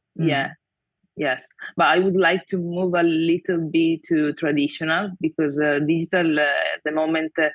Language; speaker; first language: English; non-native, fluent; Italian